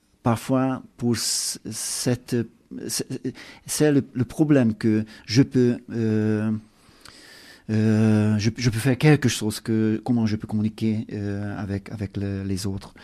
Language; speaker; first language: French; non-native, learner; Hungarian